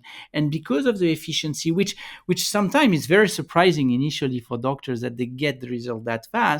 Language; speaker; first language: English; non-native, fluent; French